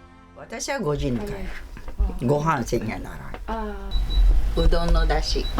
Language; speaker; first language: Japanese; native; Japanese